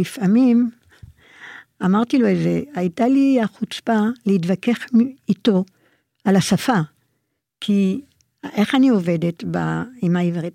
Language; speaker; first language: Hebrew; non-native, fluent; French